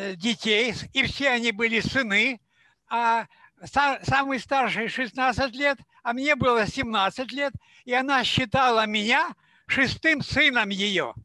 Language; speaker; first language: Russian; non-native, local second language; Ukrainian